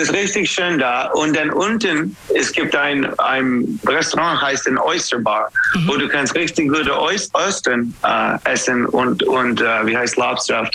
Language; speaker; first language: German; non-native, learner; English